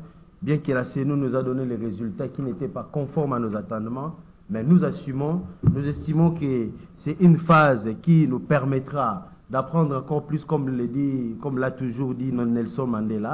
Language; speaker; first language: French; non-native, local second language; Lingala